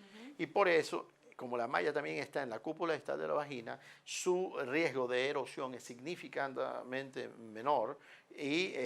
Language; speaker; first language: Spanish; native; Spanish